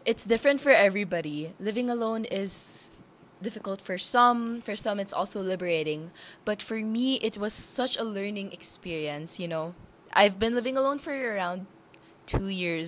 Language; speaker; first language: English; non-native, local second language; Hiligaynon